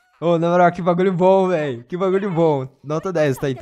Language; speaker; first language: Portuguese; native; Portuguese